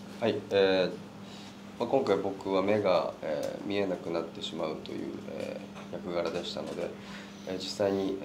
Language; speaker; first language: Japanese; native; Japanese